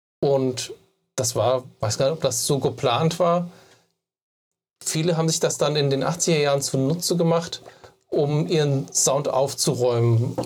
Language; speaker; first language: German; native; German